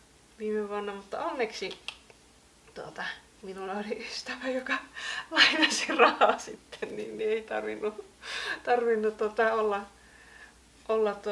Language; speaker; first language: Finnish; native; Finnish